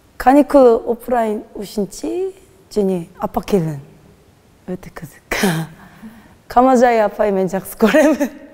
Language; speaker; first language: Kazakh; non-native, learner; Korean